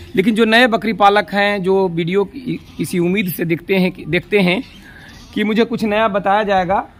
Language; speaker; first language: Hindi; native; Hindi